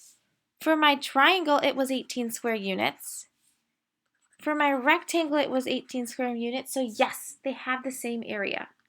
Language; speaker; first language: English; native; English